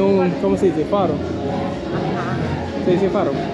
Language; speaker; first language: Spanish; non-native, learner; English